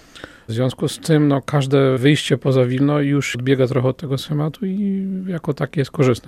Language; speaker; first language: Polish; native; Polish